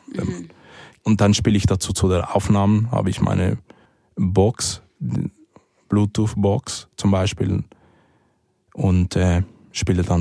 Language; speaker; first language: German; early bilingual, other home language; Spanish